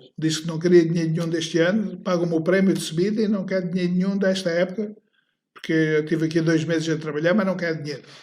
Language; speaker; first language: Portuguese; native; Portuguese